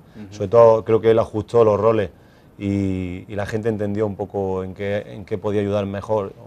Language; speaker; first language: Spanish; native; Spanish